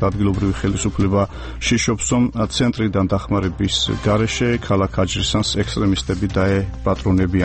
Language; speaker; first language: Georgian; native; Georgian